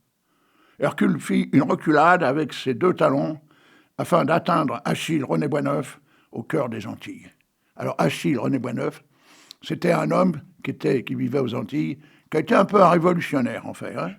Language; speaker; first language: French; native; French